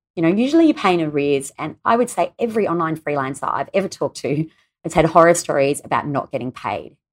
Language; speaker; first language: English; native; English